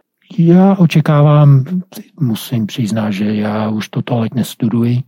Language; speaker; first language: Czech; non-native, fluent; English